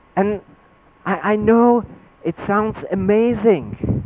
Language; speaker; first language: English; non-native, fluent; Czech